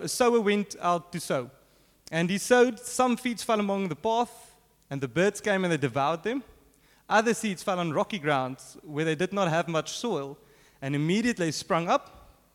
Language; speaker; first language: English; non-native, local second language; Afrikaans